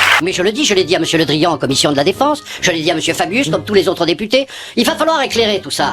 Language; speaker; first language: French; native; French